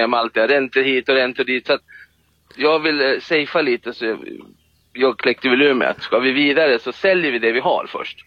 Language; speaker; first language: Swedish; native; Swedish